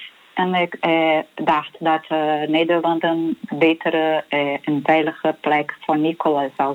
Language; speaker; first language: Dutch; non-native, fluent; Portuguese